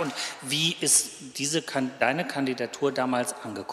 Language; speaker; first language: German; native; German